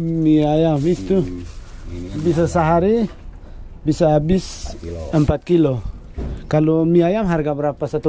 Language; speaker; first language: Indonesian; non-native, learner; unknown